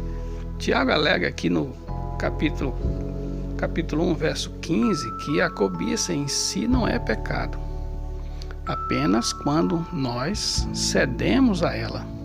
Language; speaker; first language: Portuguese; native; Portuguese